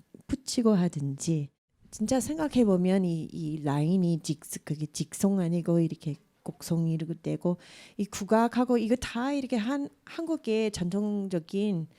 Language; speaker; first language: Korean; non-native, fluent; English